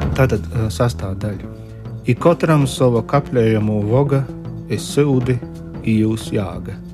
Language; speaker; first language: Latvian; native; Latvian